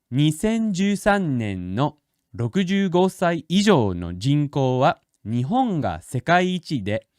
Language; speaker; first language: Japanese; non-native, fluent; English